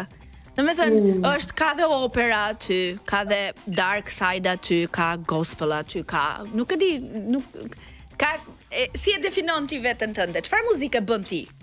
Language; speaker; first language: Albanian; native; Albanian